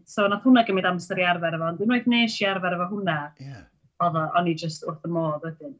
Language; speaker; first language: Welsh; native; Welsh